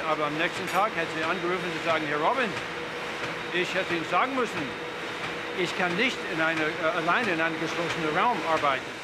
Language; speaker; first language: German; non-native, fluent; English